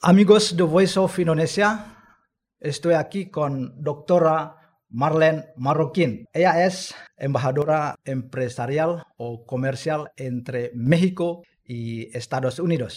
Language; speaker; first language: Spanish; non-native, fluent; Indonesian